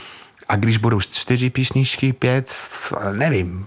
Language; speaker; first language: Czech; non-native, fluent; English